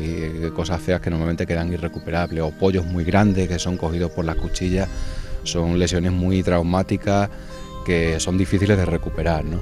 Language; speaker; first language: Spanish; native; Spanish